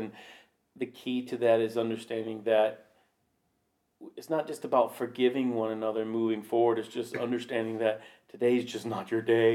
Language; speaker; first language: English; native; English